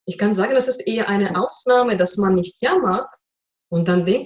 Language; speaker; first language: German; non-native, fluent; Russian